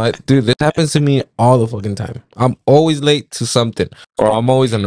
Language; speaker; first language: English; early bilingual, other home language; Spanish